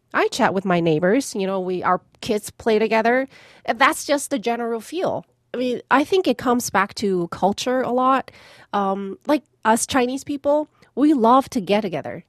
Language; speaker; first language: English; non-native, fluent; Chinese